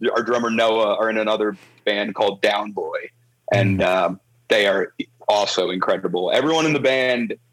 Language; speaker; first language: English; native; English